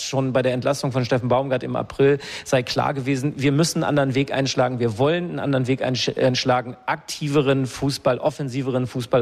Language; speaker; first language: German; native; German